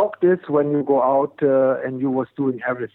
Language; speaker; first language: English; non-native, fluent; German